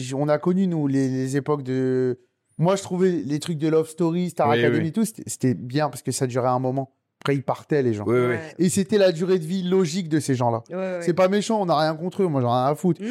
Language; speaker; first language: French; native; French